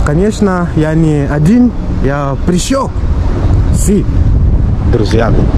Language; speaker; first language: Russian; non-native, fluent; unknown